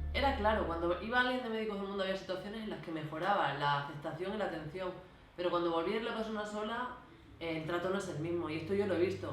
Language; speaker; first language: Spanish; native; Spanish